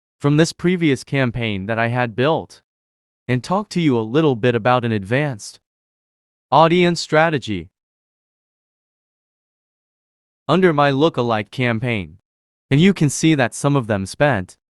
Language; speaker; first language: English; native; English